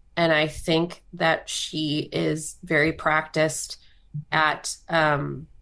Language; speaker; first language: English; native; English